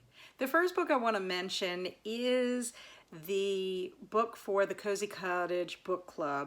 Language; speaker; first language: English; native; English